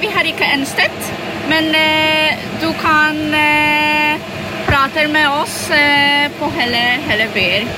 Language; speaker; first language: Norwegian; non-native, learner; Polish